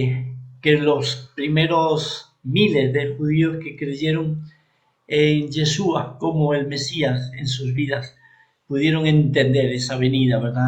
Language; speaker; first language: Spanish; native; Spanish